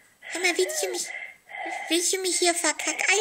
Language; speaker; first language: German; native; German